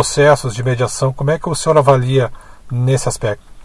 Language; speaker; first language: Portuguese; native; Portuguese